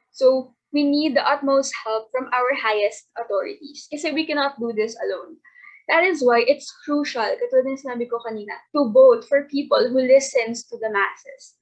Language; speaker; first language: English; non-native, local second language; Filipino